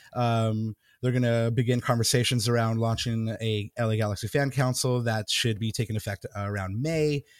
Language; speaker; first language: English; early bilingual, other home language; Spanish